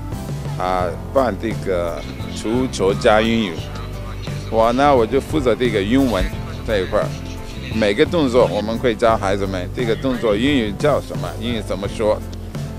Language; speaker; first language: Chinese; non-native, fluent; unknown